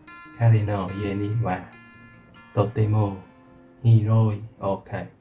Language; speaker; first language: Japanese; non-native, learner; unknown